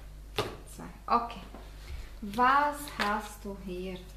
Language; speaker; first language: German; non-native, fluent; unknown